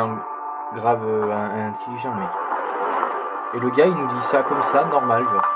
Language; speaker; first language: French; native; French